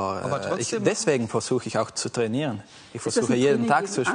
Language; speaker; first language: German; non-native, fluent; Italian